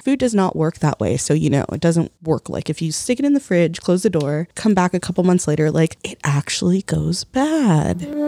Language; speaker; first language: English; early bilingual, other home language; Spanish